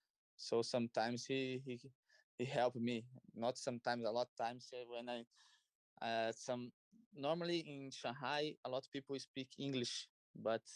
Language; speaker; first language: English; non-native, learner; Portuguese